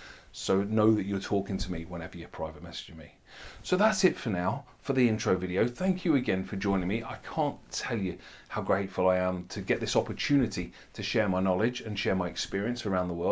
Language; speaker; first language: English; native; English